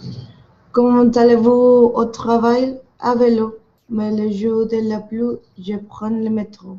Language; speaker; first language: French; non-native, learner; Spanish